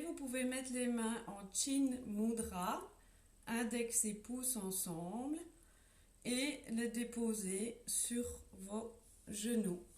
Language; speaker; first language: French; native; French